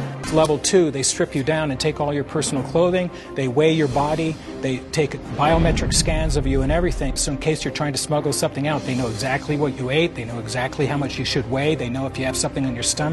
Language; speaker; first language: English; native; English